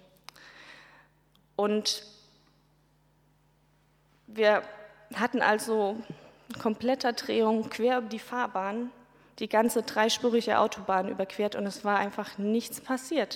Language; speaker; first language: German; native; German